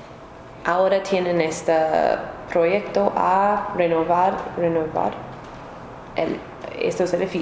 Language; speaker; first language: Spanish; non-native, learner; English